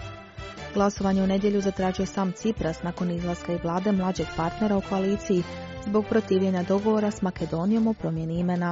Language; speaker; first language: Croatian; native; Croatian